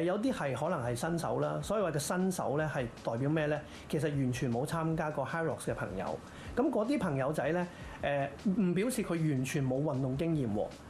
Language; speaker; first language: Cantonese; native; Cantonese